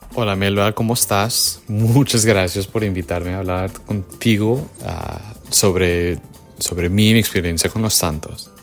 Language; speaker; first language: Spanish; early bilingual, heritage; Spanish